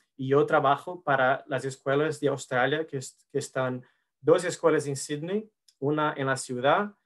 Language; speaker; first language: Spanish; non-native, learner; Portuguese